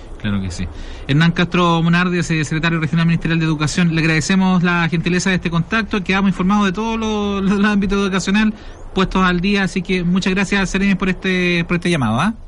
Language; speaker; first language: Spanish; native; Spanish